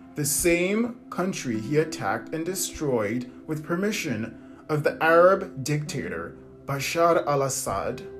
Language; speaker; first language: English; native; English